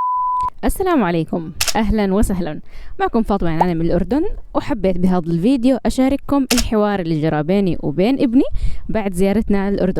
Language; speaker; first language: Arabic; native; Arabic